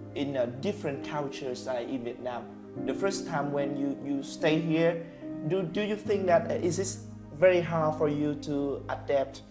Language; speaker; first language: English; non-native, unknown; Vietnamese